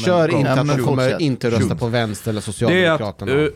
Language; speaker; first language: Swedish; non-native, fluent; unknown